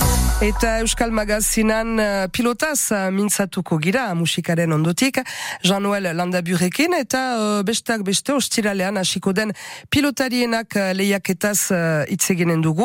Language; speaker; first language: Basque; native; Basque